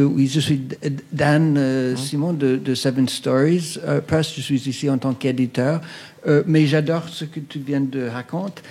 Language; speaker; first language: French; non-native, fluent; English